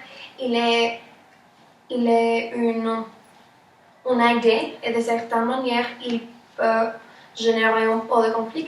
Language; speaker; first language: French; non-native, learner; Spanish